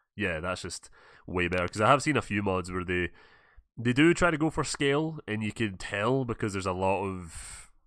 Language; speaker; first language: English; native; English